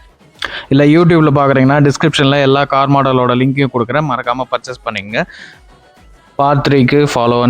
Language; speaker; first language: Tamil; native; Tamil